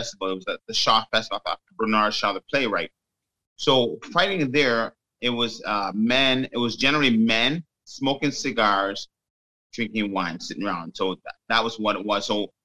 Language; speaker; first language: English; native; English